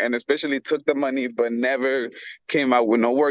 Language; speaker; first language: English; early bilingual, other home language; Spanish